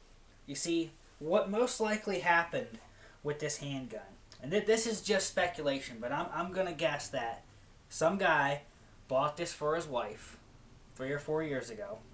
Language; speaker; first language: English; native; English